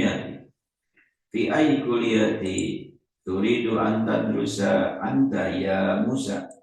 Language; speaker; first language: Arabic; non-native, learner; Indonesian